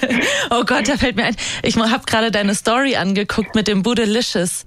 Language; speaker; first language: German; native; German